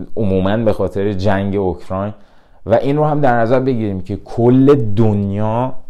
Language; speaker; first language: Persian; native; Persian